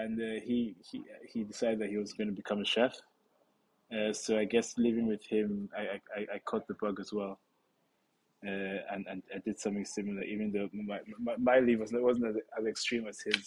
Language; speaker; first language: English; non-native, local second language; Yoruba